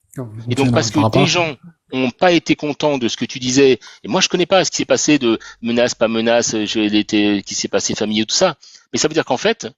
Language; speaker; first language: French; native; French